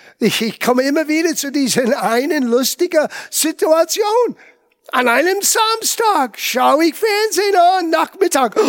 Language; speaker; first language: German; non-native, fluent; English